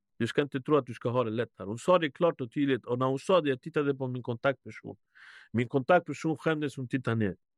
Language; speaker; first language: Swedish; early bilingual, other home language; Spanish